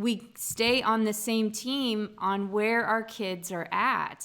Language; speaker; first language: English; native; English